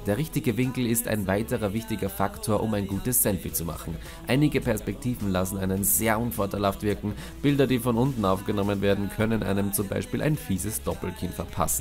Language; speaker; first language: German; native; German